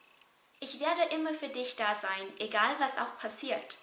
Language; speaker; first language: German; non-native, fluent; Vietnamese